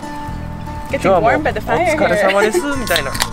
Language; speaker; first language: Japanese; native; Japanese